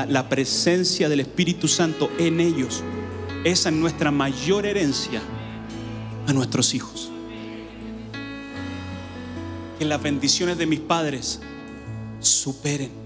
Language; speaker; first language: Spanish; native; Spanish